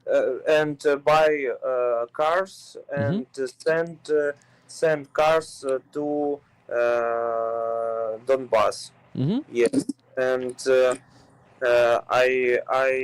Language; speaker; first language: English; non-native, learner; Ukrainian